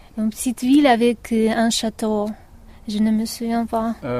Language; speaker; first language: French; non-native, learner; Russian